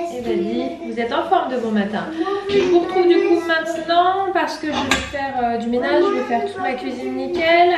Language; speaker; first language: French; native; French